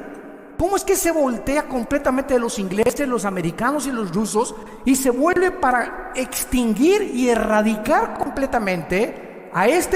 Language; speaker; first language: Spanish; native; Spanish